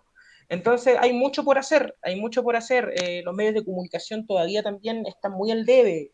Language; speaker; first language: Spanish; native; Spanish